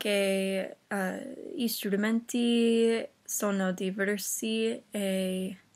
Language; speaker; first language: Italian; non-native, learner; English